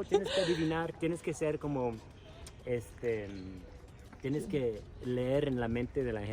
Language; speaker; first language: Spanish; non-native, fluent; English